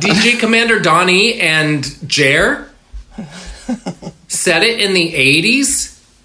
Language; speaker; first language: English; native; English